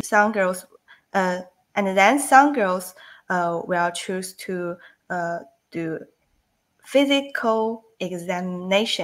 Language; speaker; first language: English; non-native, learner; Chinese